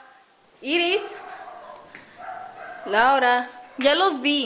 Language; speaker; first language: Spanish; native; Spanish